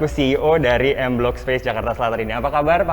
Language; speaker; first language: Indonesian; native; Indonesian